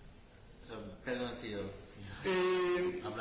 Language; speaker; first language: Spanish; early bilingual, other home language; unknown